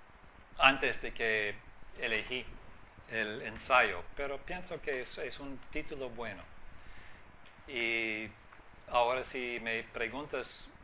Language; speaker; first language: Spanish; non-native, fluent; English